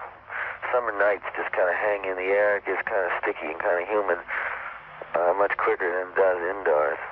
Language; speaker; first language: English; native; English